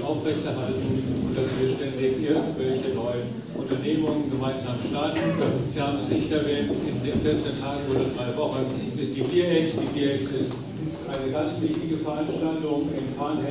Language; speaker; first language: German; native; German